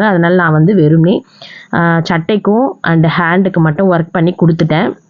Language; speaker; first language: Tamil; native; Tamil